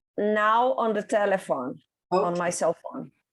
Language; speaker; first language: English; non-native, learner; Portuguese